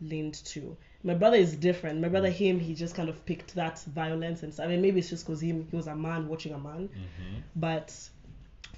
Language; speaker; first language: English; non-native, local second language; Swahili